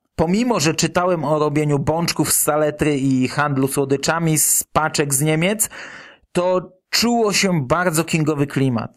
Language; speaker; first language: Polish; native; Polish